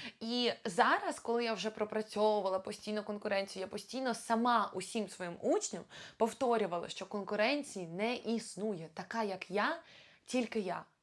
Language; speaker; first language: Ukrainian; non-native, local second language; Russian